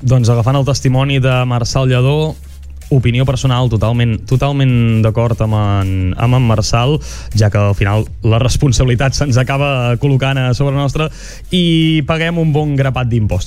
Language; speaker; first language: Catalan; native; Catalan